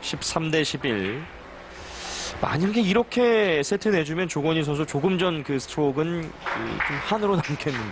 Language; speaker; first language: Korean; native; Korean